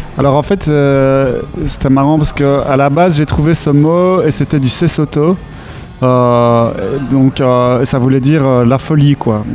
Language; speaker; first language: French; native; French